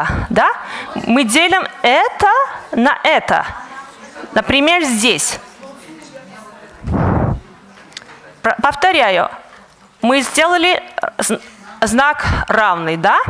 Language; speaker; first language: Russian; non-native, fluent; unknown